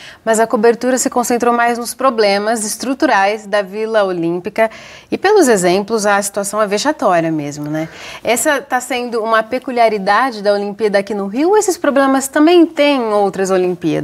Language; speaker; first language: Portuguese; native; Portuguese